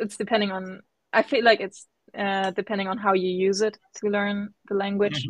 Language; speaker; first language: English; non-native, fluent; German